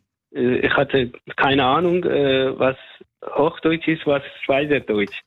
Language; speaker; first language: German; non-native, fluent; Persian